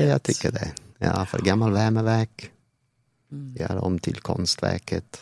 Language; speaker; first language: Swedish; non-native, fluent; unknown